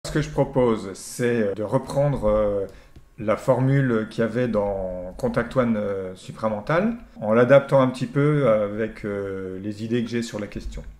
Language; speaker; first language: French; native; French